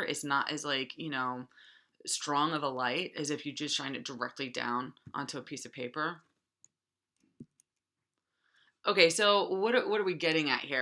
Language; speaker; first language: English; native; English